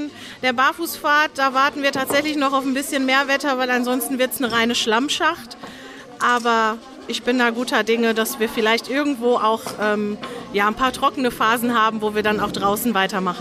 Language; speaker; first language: German; native; German